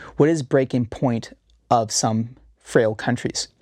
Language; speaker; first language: English; early bilingual, heritage; Arabic